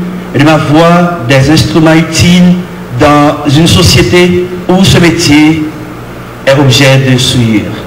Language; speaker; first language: French; non-native, local second language; Haitian Creole